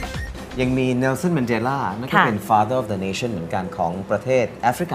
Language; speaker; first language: Thai; native; Thai